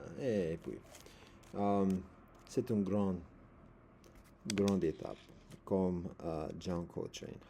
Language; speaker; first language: French; non-native, learner; English